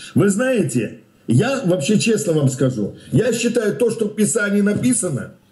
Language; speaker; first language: Russian; native; Russian